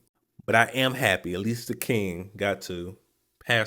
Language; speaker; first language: English; native; English